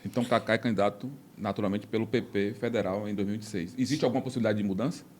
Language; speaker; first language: Portuguese; native; Portuguese